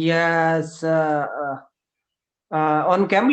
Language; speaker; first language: English; non-native, learner; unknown